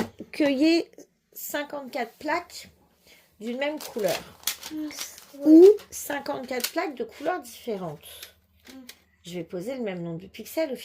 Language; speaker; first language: French; native; French